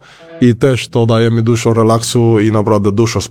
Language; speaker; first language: Polish; non-native, learner; Spanish